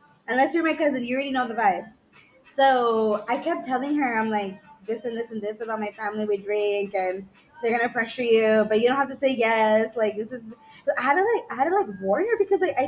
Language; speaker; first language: English; early bilingual, other home language; Spanish